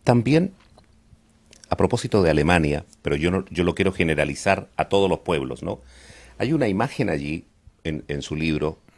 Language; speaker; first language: Spanish; native; Spanish